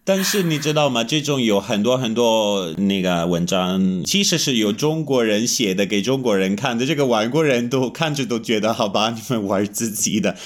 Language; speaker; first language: Chinese; non-native, fluent; Italian